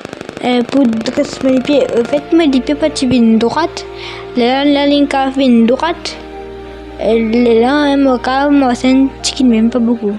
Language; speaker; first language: French; non-native, local second language; Morisyen